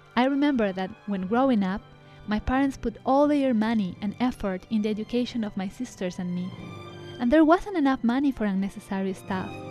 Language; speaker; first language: English; non-native, fluent; Spanish